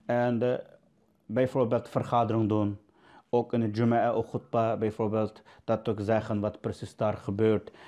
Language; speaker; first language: Dutch; non-native, learner; Uyghur